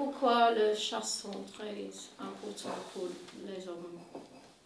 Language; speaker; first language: French; non-native, learner; English